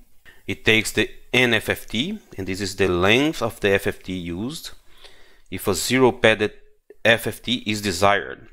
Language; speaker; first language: English; non-native, fluent; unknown